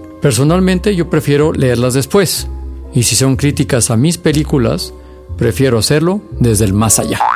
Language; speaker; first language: Spanish; native; Spanish